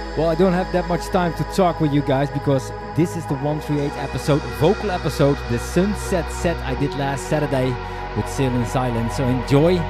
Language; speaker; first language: English; non-native, fluent; Dutch